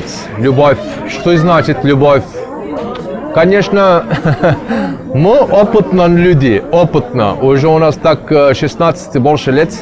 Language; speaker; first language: Russian; non-native, learner; Turkish